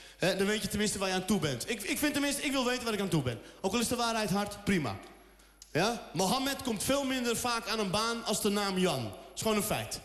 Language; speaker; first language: Dutch; early bilingual, other home language; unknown